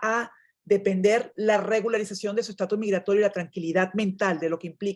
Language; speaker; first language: Spanish; native; Spanish